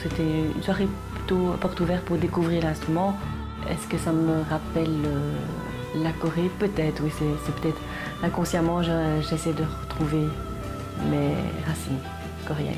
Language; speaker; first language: French; early bilingual, other home language; Korean